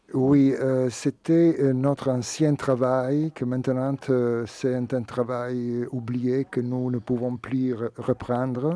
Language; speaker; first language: French; non-native, fluent; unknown